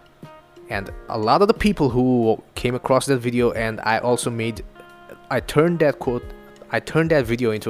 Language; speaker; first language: English; non-native, local second language; Assamese